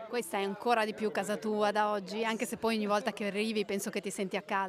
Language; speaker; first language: Italian; native; Italian